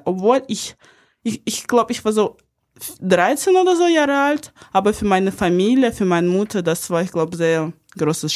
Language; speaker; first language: German; non-native, fluent; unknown